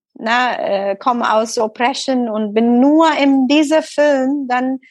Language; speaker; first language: German; non-native, learner; Tamil